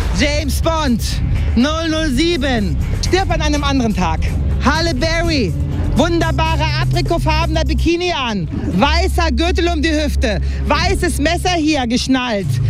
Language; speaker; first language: German; native; German